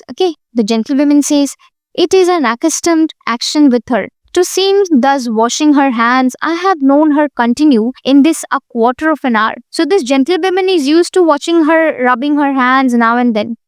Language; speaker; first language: English; non-native, local second language; Hindi